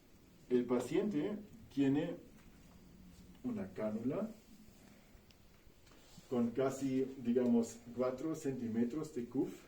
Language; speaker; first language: Spanish; non-native, fluent; German